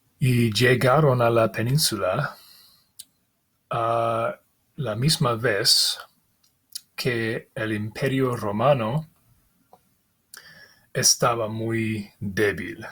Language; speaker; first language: Spanish; non-native, fluent; English